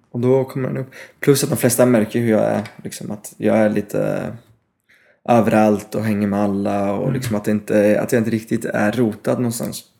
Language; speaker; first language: Swedish; non-native, fluent; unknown